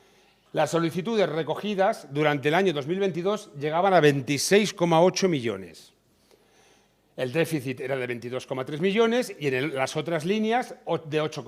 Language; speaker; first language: Spanish; native; Spanish